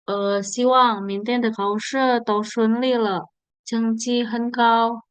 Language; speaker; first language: Chinese; non-native, fluent; Indonesian